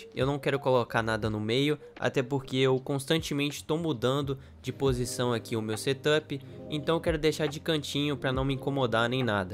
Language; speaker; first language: Portuguese; native; Portuguese